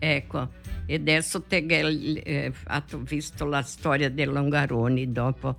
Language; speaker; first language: Italian; early bilingual, heritage; Portuguese